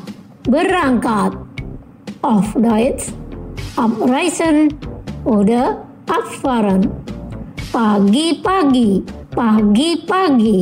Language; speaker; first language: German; non-native, fluent; Indonesian